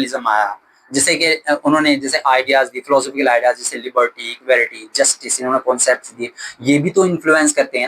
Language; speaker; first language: Hindi; native; Hindi